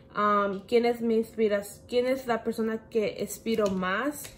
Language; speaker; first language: Spanish; early bilingual, heritage; Spanish